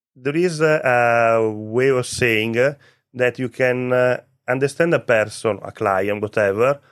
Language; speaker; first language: English; non-native, learner; Italian